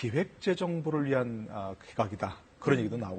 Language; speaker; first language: Korean; native; Korean